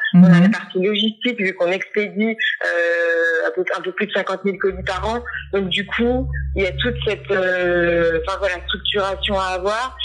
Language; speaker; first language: French; native; French